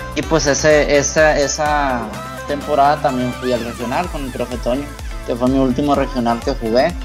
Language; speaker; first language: Spanish; native; Spanish